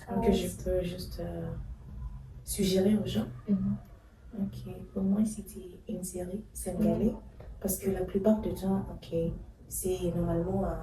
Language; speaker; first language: French; non-native, fluent; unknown